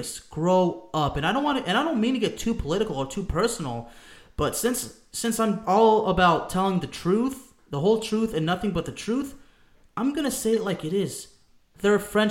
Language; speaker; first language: English; native; English